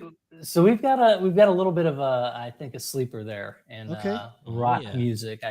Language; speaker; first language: English; native; English